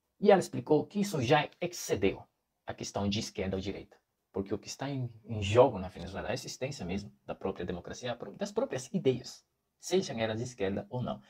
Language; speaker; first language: Portuguese; non-native, fluent; Spanish